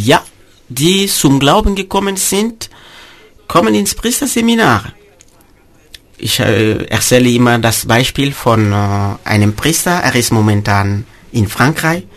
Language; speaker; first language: German; non-native, fluent; Mossi